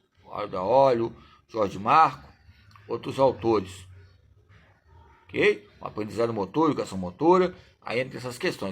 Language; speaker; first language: Portuguese; native; Portuguese